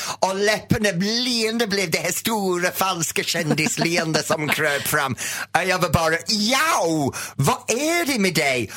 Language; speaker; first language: Swedish; non-native, fluent; English